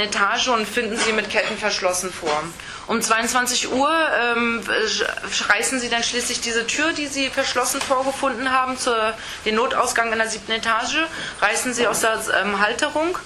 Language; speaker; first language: German; native; German